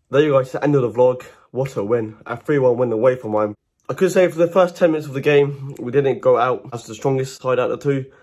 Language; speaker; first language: English; native; English